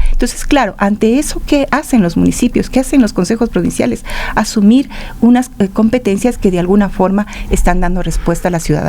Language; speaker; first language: Spanish; native; Spanish